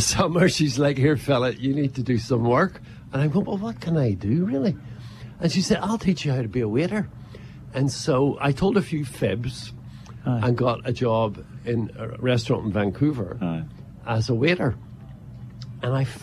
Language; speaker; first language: English; native; English